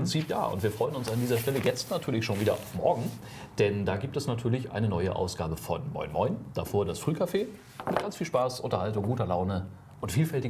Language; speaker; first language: German; native; German